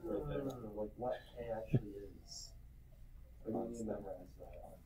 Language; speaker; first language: English; native; English